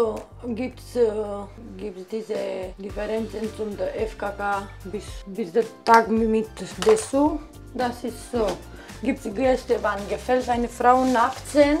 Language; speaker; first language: German; non-native, learner; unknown